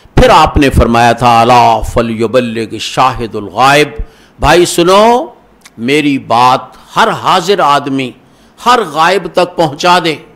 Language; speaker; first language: Urdu; non-native, local second language; Punjabi